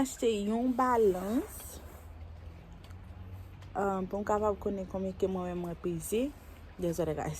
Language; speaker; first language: French; non-native, learner; Haitian Creole